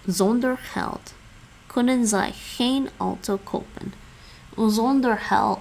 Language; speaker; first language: Dutch; non-native, learner; English